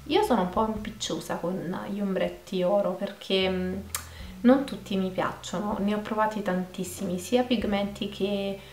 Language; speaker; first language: Italian; native; Italian